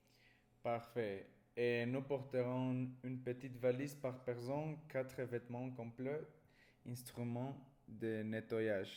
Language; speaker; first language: French; non-native, learner; Spanish